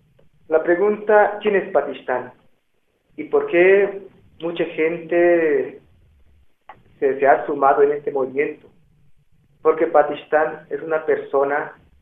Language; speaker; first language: Spanish; non-native, local second language; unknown